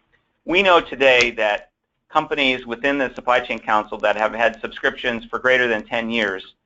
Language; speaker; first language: English; native; English